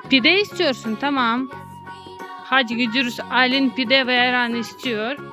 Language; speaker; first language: Turkish; non-native, learner; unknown